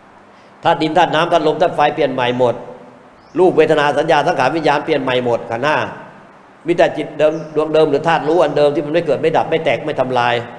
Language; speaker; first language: Thai; native; Thai